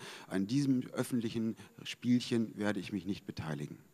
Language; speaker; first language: German; native; German